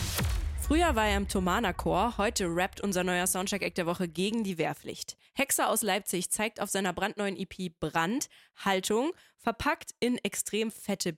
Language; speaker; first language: German; native; German